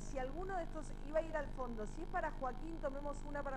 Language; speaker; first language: Spanish; native; Spanish